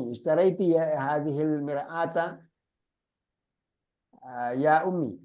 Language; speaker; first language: Arabic; non-native, learner; Malayalam